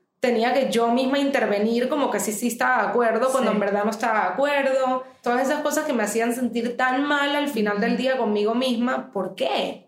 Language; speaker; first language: Spanish; native; Spanish